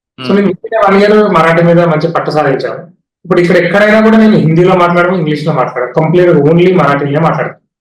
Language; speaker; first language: Telugu; native; Telugu